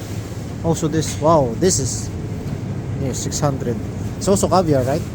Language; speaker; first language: English; non-native, learner; Filipino